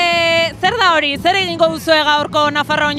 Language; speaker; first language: Basque; native; Basque